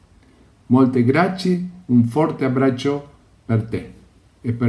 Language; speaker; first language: Italian; early bilingual, heritage; Spanish